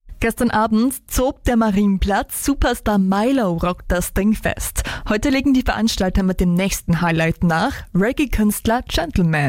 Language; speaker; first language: German; native; German